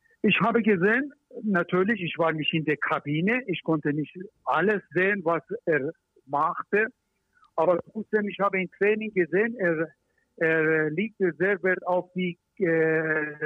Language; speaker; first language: German; non-native, learner; Persian